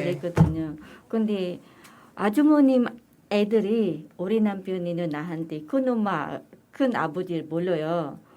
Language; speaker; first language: Korean; non-native, learner; Filipino